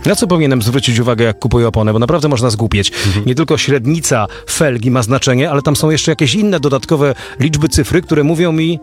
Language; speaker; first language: Polish; native; Polish